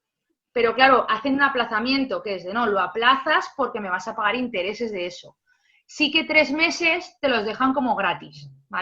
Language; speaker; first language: Spanish; native; Spanish